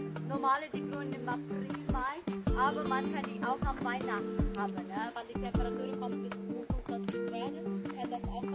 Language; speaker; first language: German; non-native, learner; Portuguese